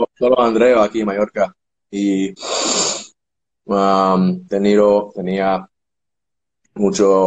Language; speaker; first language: Spanish; non-native, learner; English